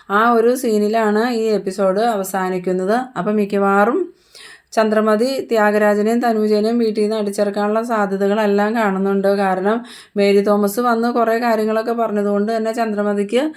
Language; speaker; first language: Malayalam; native; Malayalam